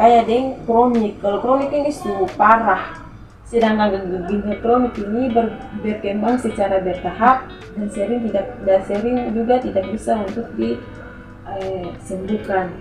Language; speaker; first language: Indonesian; non-native, local second language; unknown